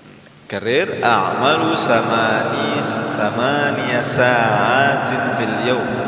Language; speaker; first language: Arabic; non-native, fluent; Indonesian